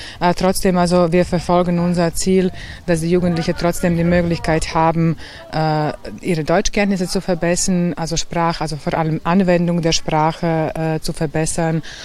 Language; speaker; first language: German; non-native, fluent; Serbian